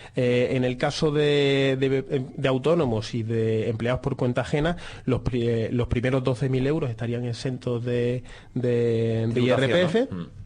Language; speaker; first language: Spanish; native; Spanish